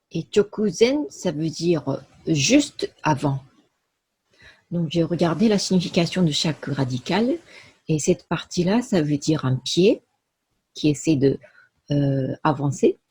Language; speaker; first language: French; non-native, fluent; Japanese